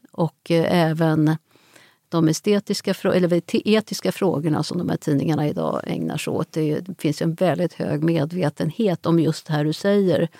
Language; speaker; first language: Swedish; native; Swedish